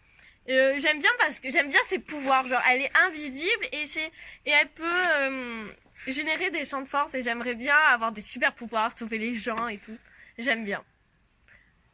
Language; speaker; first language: French; native; French